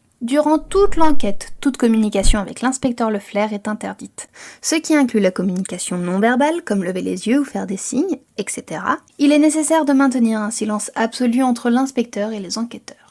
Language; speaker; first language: French; native; French